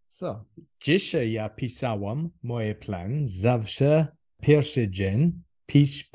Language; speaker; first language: Polish; non-native, learner; English